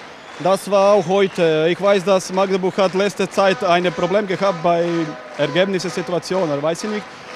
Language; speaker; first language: German; non-native, fluent; Croatian